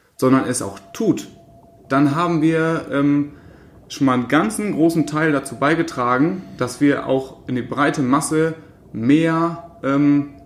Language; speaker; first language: German; native; German